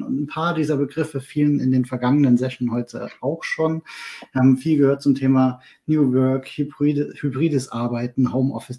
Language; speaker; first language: German; native; German